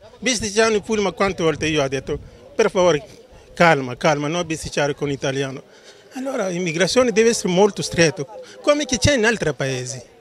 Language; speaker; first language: Italian; non-native, learner; Urdu